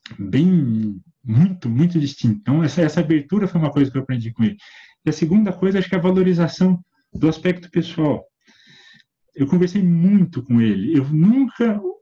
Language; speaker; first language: Portuguese; native; Portuguese